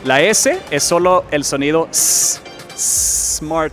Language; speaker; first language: Spanish; non-native, fluent; English